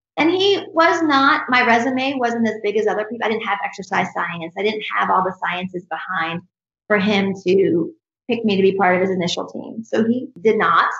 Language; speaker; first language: English; native; English